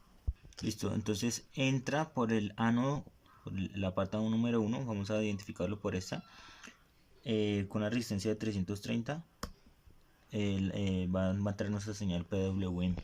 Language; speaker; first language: Spanish; native; Spanish